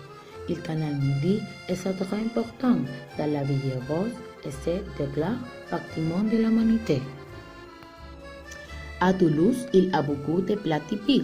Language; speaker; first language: French; non-native, learner; Spanish